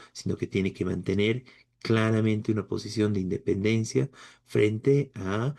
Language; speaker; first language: Spanish; native; Spanish